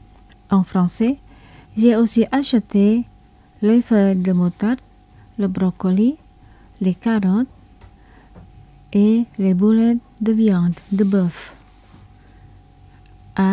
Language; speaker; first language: French; non-native, local second language; Indonesian